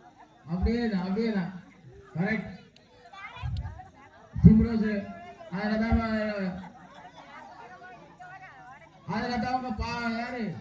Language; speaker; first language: Tamil; native; Tamil